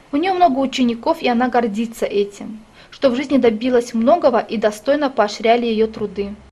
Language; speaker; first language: Russian; non-native, local second language; Tajik